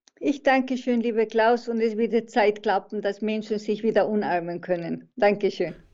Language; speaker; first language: German; non-native, fluent; Spanish